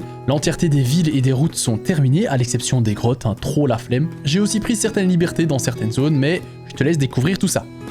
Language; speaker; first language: French; native; French